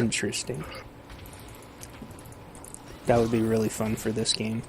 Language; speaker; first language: English; native; English